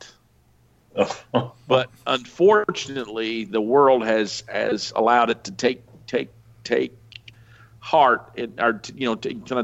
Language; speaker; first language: English; native; English